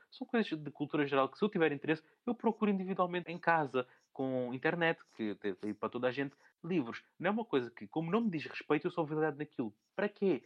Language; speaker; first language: Portuguese; native; Portuguese